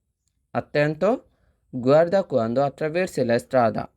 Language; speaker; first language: Italian; non-native, fluent; Bangla